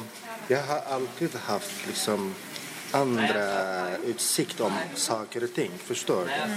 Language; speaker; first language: Swedish; non-native, local second language; Arabic